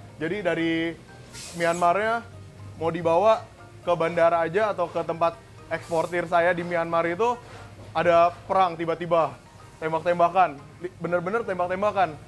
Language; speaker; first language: Indonesian; native; Indonesian